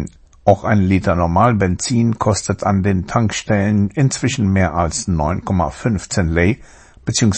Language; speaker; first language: German; native; German